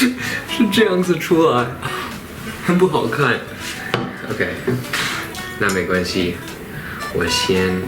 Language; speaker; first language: Chinese; non-native, fluent; English